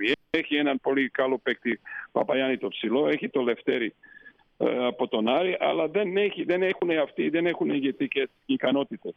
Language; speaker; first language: Greek; non-native, fluent; Slovenian